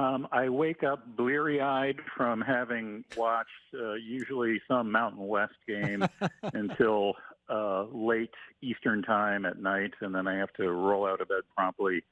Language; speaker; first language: English; native; English